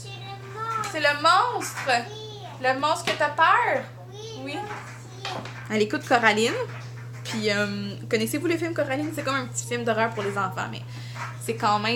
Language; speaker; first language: French; native; French